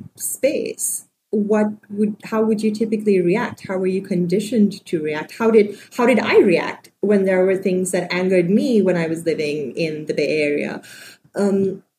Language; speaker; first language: English; non-native, local second language; Sinhala